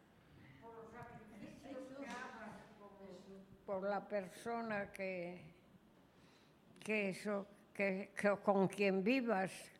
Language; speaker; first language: Spanish; native; Spanish